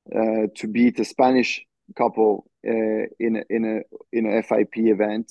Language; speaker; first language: English; non-native, fluent; French